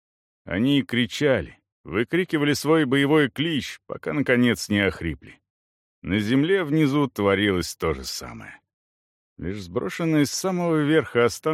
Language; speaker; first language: Russian; native; Russian